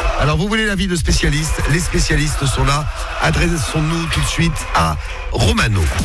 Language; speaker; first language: French; native; French